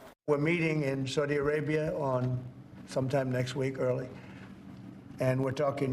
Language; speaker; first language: English; native; English